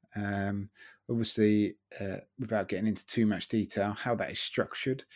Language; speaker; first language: English; native; English